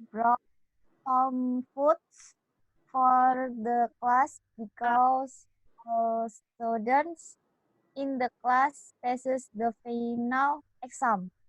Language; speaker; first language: English; non-native, learner; Indonesian